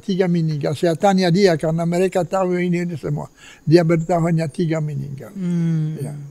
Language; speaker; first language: Indonesian; non-native, fluent; Polish